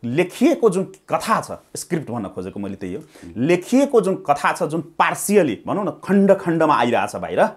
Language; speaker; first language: Nepali; non-native, local second language; Maithili